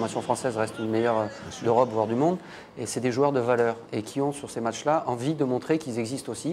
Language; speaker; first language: French; native; French